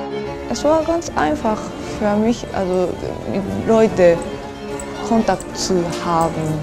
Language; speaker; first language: German; non-native, fluent; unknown